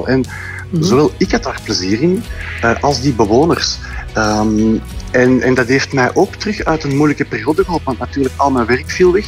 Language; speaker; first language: Dutch; native; Dutch